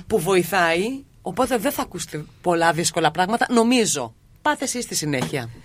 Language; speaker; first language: Greek; native; Greek